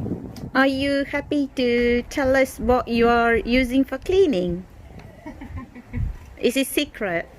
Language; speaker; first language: English; non-native, local second language; Tamil